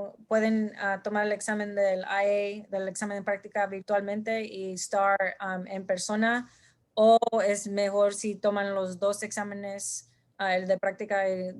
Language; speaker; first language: Spanish; early bilingual, heritage; Spanish